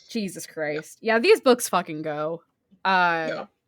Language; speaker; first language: English; native; English